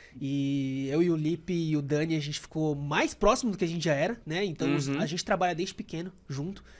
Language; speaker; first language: Portuguese; native; Portuguese